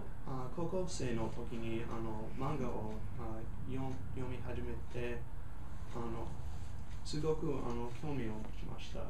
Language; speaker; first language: Japanese; non-native, learner; English